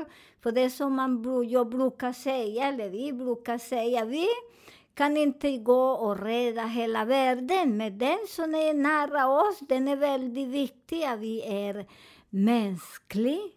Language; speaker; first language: Swedish; non-native, learner; Spanish